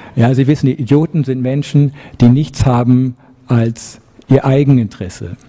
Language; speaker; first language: German; native; German